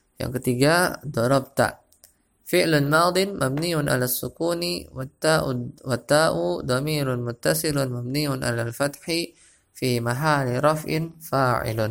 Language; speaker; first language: Arabic; non-native, fluent; Indonesian